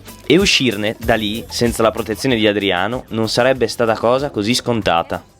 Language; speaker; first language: Italian; native; Italian